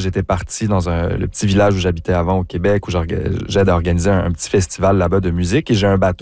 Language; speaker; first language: French; native; French